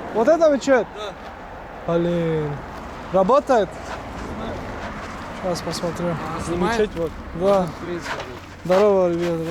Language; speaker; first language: Russian; non-native, learner; French